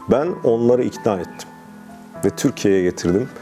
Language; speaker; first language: Turkish; native; Turkish